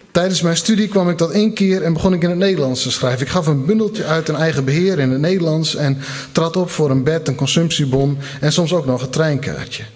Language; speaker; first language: Dutch; non-native, local second language; Western Frisian